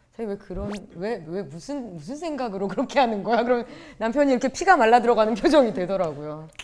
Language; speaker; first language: Korean; native; Korean